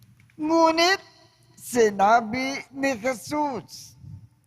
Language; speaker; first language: Filipino; native; Filipino